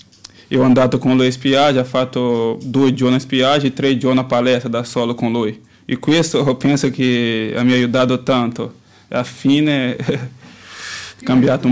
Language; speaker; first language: Italian; non-native, learner; Portuguese